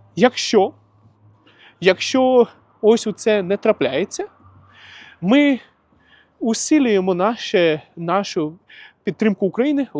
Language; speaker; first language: Ukrainian; non-native, local second language; Russian